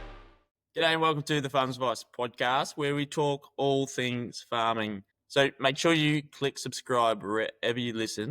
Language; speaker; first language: English; native; English